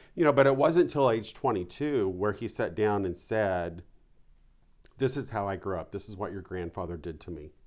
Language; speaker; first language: English; native; English